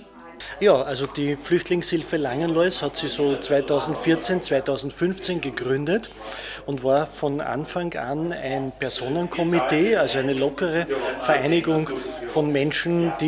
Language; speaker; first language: German; native; German